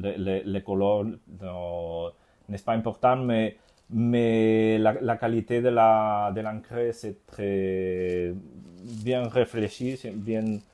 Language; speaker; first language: French; non-native, learner; Spanish